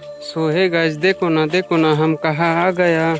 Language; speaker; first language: Hindi; non-native, local second language; Bangla